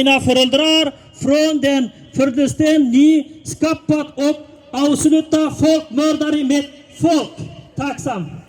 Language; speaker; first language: Swedish; non-native, learner; Uyghur